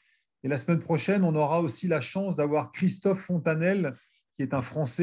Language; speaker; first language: French; native; French